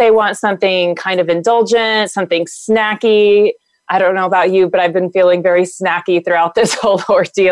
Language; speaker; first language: English; native; English